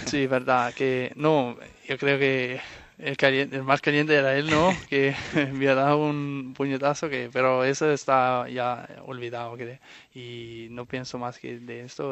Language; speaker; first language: Spanish; non-native, fluent; Danish